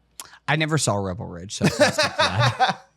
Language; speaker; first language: English; native; English